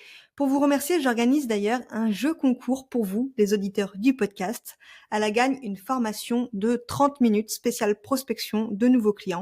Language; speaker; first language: French; native; French